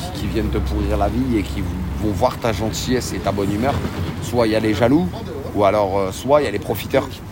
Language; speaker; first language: French; native; French